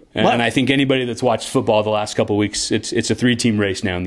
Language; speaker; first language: English; native; English